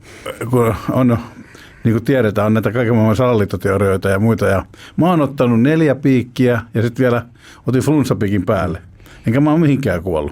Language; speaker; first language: Finnish; native; Finnish